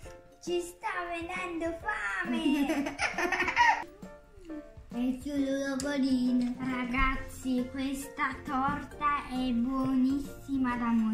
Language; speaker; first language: Italian; early bilingual, other home language; Sinhala